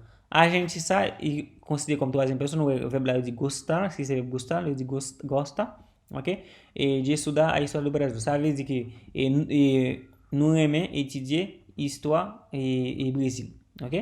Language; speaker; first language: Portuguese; non-native, learner; Haitian Creole